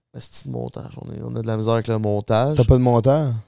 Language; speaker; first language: French; native; French